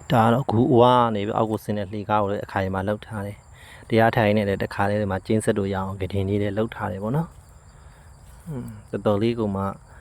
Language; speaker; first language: Burmese; non-native, local second language; Shan